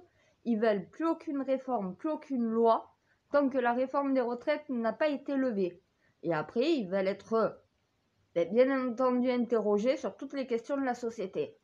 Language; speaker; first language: French; native; French